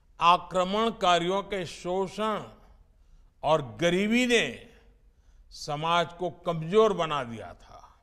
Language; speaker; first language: Hindi; non-native, local second language; Gujarati